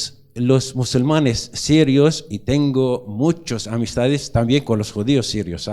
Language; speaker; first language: Spanish; non-native, learner; Arabic